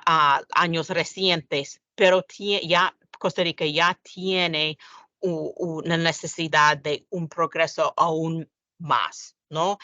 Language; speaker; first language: Spanish; non-native, fluent; English